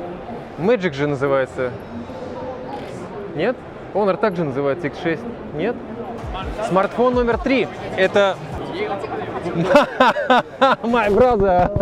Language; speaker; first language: Russian; native; Russian